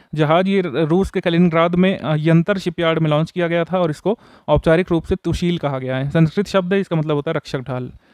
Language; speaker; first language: Hindi; native; Hindi